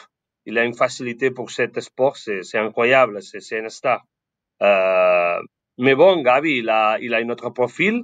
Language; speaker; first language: French; non-native, fluent; Spanish